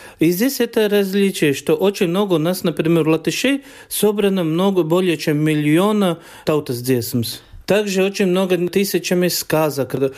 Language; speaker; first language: Russian; non-native, fluent; Latvian